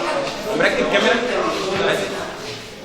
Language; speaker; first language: Arabic; native; Arabic